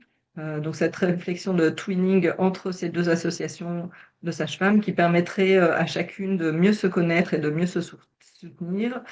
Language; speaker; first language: French; native; French